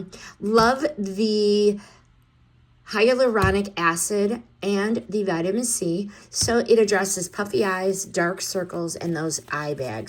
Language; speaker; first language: English; native; English